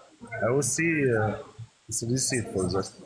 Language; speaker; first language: English; non-native, learner; Arabic